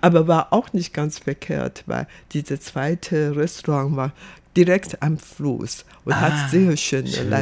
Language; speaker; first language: German; non-native, fluent; Chinese